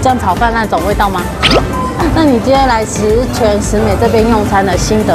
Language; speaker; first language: Chinese; native; Chinese